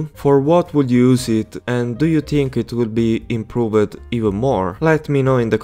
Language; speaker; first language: English; non-native, fluent; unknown